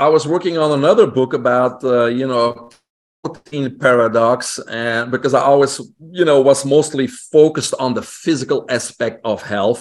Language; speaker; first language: English; non-native, fluent; Dutch